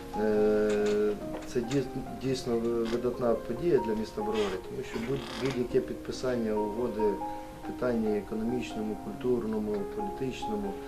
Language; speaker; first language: Ukrainian; native; Ukrainian